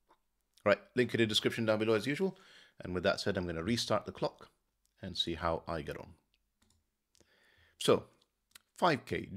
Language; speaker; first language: English; native; English